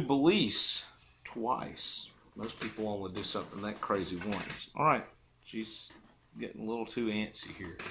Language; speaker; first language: English; native; English